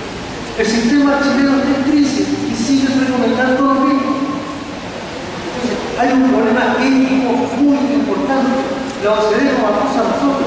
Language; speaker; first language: Spanish; native; Spanish